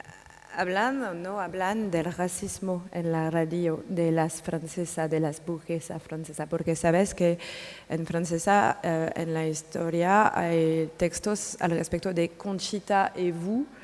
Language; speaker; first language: Spanish; non-native, learner; French